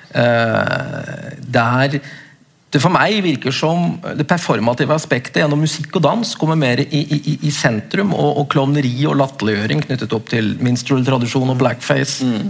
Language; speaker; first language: Norwegian; native; Norwegian